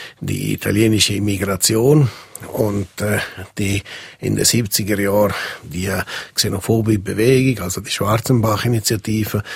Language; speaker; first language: German; non-native, local second language; Italian